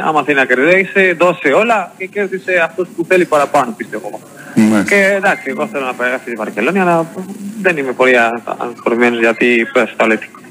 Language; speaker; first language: Greek; non-native, learner; Spanish